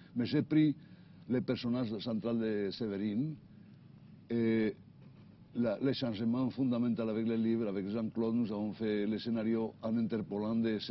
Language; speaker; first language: French; non-native, fluent; Spanish